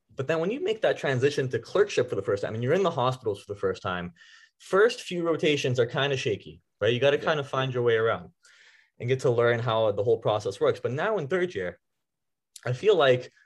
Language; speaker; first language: English; native; English